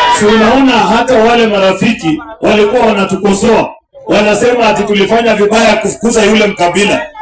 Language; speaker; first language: Swahili; non-native, local second language; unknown